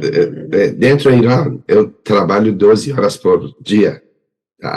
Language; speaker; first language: Portuguese; non-native, learner; Persian